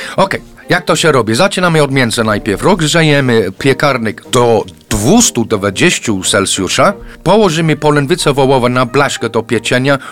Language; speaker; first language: Polish; non-native, fluent; English